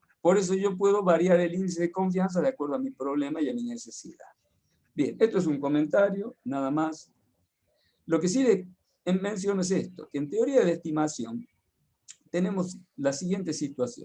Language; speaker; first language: Spanish; native; Spanish